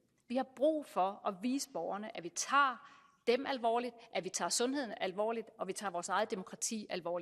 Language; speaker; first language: Danish; native; Danish